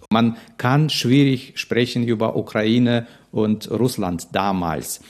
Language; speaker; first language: German; non-native, fluent; Russian